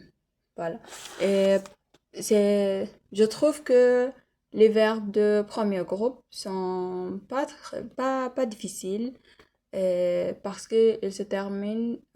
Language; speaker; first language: French; non-native, learner; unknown